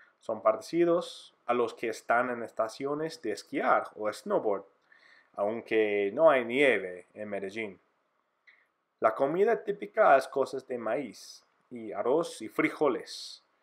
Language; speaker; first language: Spanish; non-native, fluent; English